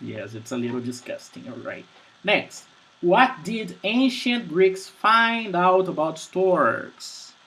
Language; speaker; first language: English; non-native, fluent; Portuguese